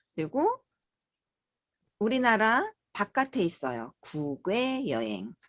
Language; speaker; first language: Korean; native; Korean